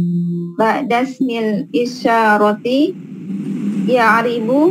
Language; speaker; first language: Arabic; non-native, learner; Indonesian